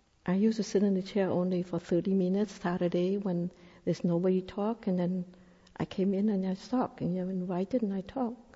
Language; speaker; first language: English; non-native, fluent; Thai